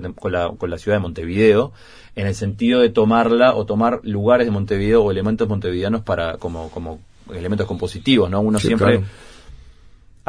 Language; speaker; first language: Spanish; native; Spanish